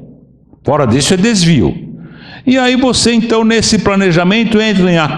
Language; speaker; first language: Portuguese; native; Portuguese